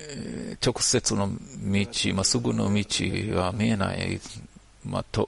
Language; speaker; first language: Japanese; non-native, learner; Hebrew